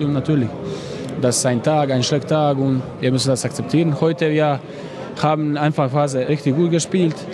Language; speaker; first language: German; non-native, learner; Croatian